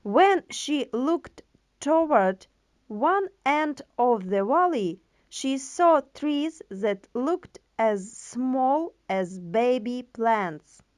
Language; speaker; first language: English; non-native, fluent; Ukrainian